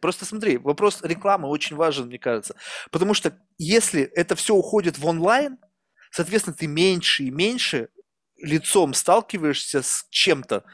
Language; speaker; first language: Russian; native; Russian